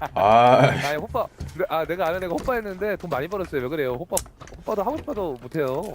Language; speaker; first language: Korean; native; Korean